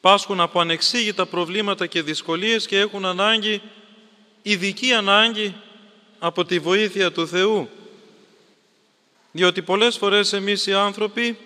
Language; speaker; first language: Greek; native; Greek